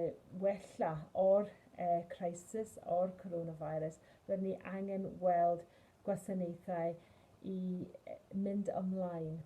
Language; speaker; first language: Welsh; non-native, fluent; English